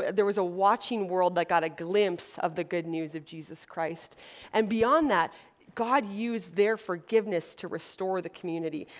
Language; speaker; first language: English; native; English